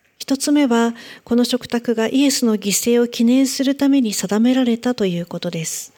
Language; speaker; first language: Japanese; native; Japanese